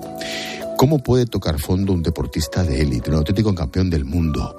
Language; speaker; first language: Spanish; native; Spanish